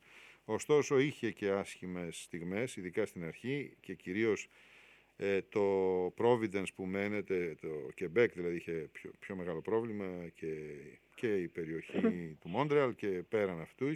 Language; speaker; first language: Greek; native; Greek